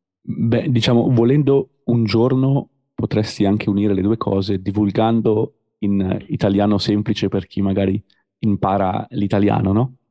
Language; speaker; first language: Italian; native; Italian